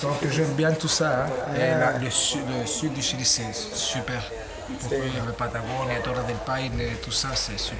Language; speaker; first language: French; early bilingual, heritage; French